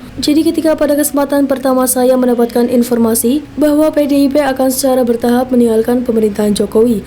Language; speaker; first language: Indonesian; native; Indonesian